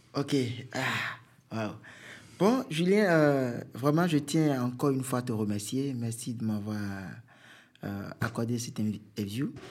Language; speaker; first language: French; non-native, local second language; Fon